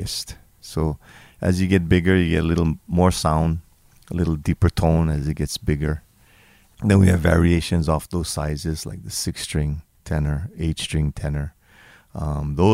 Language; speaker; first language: English; native; English